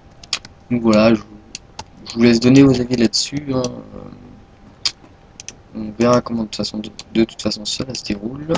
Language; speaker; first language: French; native; French